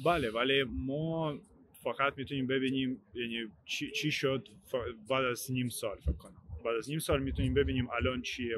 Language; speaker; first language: Persian; non-native, learner; Ukrainian